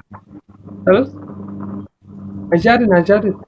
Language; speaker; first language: Indonesian; non-native, learner; Turkish